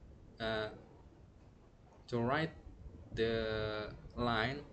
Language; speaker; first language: English; non-native, learner; Indonesian